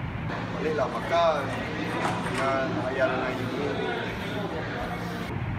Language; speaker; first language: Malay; non-native, local second language; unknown